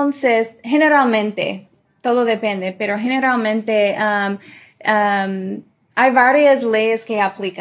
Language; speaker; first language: Spanish; early bilingual, other home language; English